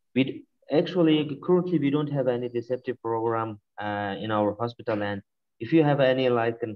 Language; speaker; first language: English; non-native, learner; Mongolian